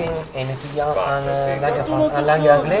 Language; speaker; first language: French; non-native, fluent; Italian